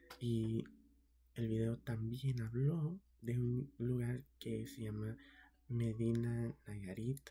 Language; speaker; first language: Spanish; early bilingual, heritage; Spanish